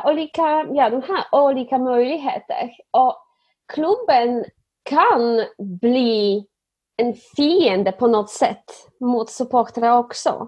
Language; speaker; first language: Swedish; non-native, fluent; Polish